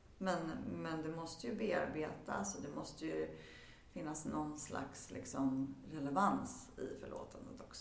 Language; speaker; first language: Swedish; early bilingual, heritage; Swedish